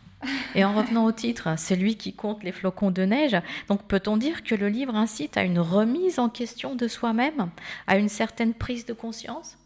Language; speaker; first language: French; native; French